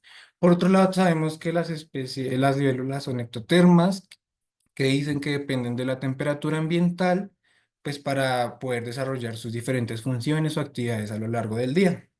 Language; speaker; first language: Spanish; native; Spanish